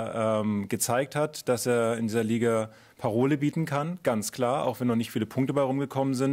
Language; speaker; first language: German; native; German